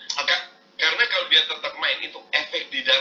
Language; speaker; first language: Indonesian; native; Indonesian